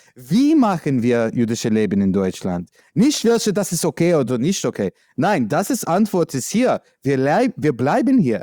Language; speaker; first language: German; non-native, learner; English